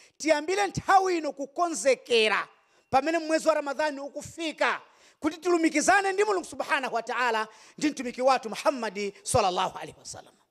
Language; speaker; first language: Nyanja; non-native, local second language; Yao